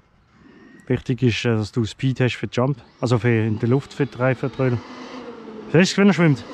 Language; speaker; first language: German; non-native, fluent; French